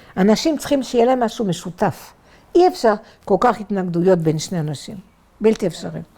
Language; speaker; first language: Hebrew; non-native, fluent; French